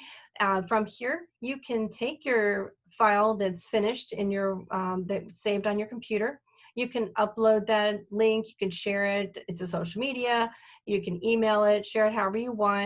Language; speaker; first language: English; native; English